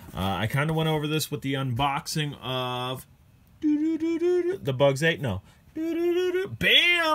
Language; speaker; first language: English; native; English